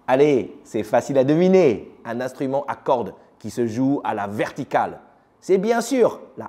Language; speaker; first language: French; native; French